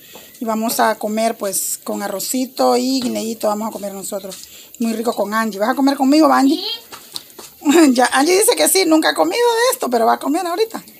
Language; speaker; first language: Spanish; native; Spanish